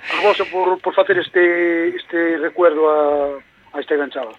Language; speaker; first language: Galician; native; Galician